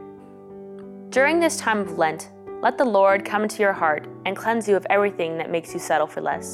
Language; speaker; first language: English; native; English